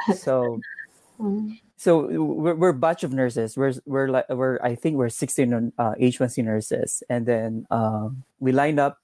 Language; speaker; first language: English; non-native, local second language; Cebuano